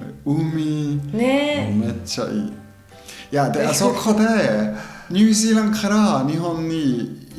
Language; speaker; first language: Japanese; non-native, fluent; German